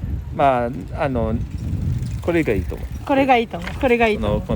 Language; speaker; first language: Japanese; non-native, fluent; French